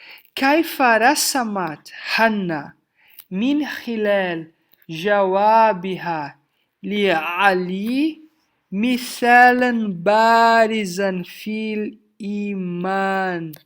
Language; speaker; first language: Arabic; non-native, fluent; Portuguese